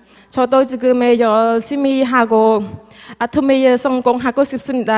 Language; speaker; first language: Korean; non-native, learner; Khmer